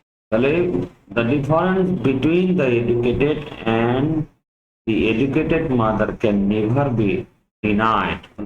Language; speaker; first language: English; non-native, local second language; Bangla